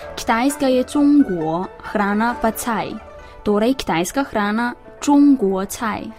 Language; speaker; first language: Slovenian; non-native, fluent; Chinese